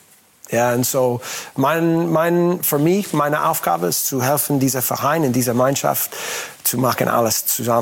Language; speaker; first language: German; non-native, learner; English